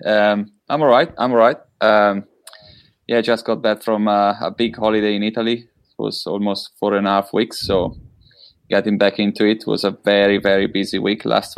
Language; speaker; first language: English; non-native, fluent; Italian